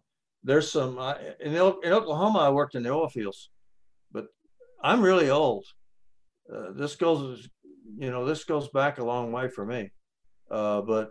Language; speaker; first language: English; native; English